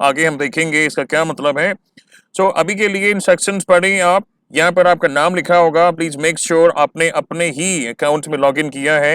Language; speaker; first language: Hindi; native; Hindi